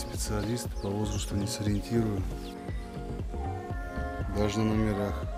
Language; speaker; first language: Russian; native; Russian